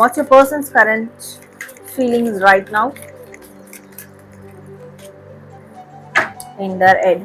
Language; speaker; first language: English; non-native, local second language; Tamil